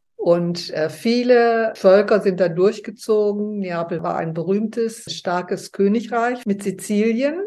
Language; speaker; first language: German; native; German